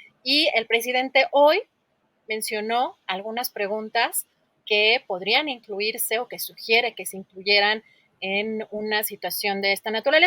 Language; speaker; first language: Spanish; native; Spanish